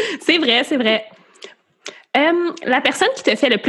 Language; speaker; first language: French; native; French